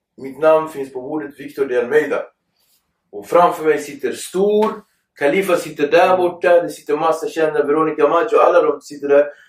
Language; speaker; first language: Swedish; early bilingual, other home language; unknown